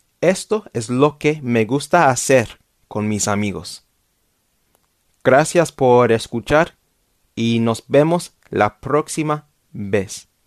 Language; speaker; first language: Spanish; non-native, fluent; English